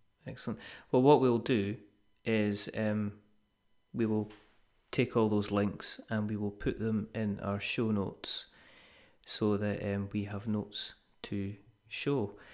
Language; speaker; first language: English; native; English